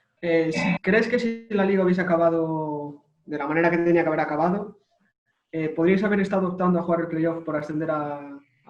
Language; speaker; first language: Spanish; native; Spanish